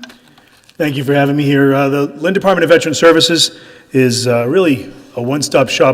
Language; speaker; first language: English; native; English